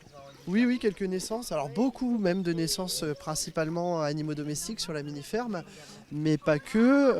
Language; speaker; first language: French; native; French